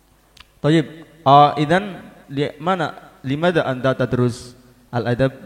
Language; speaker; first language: Arabic; non-native, learner; Indonesian